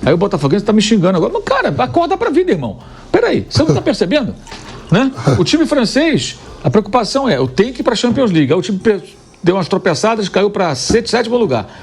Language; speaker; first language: Portuguese; native; Portuguese